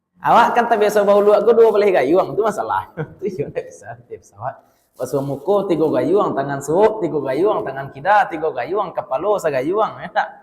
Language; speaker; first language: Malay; non-native, local second language; Minangkabau